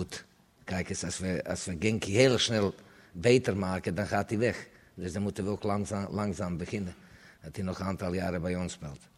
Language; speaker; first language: Dutch; non-native, fluent; Serbian